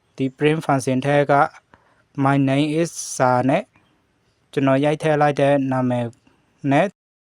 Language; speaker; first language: Burmese; native; Burmese